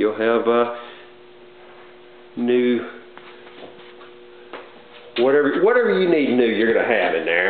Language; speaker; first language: English; native; English